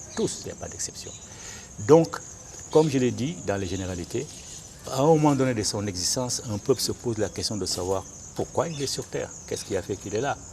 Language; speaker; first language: French; non-native, local second language; Bambara